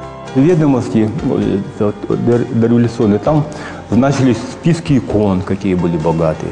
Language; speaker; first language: Russian; native; Russian